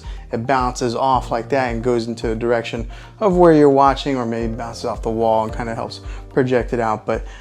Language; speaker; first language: English; native; English